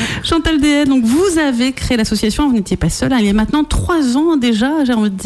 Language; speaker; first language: French; native; French